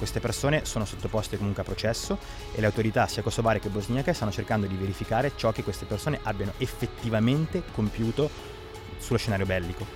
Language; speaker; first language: Italian; native; Italian